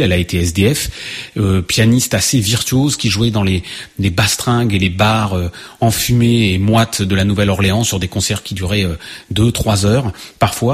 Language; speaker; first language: French; native; French